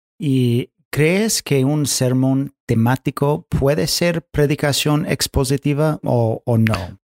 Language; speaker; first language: Spanish; non-native, fluent; English